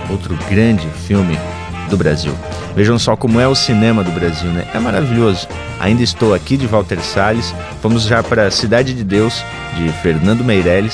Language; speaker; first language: Portuguese; native; Portuguese